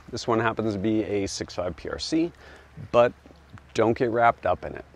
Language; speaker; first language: English; native; English